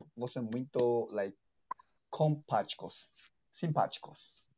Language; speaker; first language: Portuguese; non-native, learner; Chinese